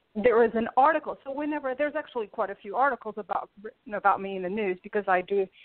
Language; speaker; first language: English; early bilingual, other home language; Portuguese